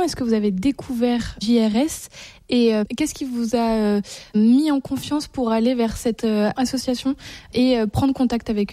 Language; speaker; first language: French; native; French